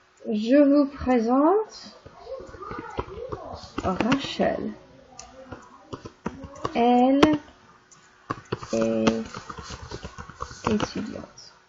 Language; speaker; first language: French; non-native, fluent; English